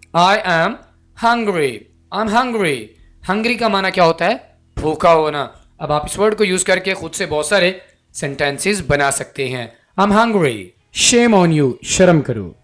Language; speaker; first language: Urdu; native; Urdu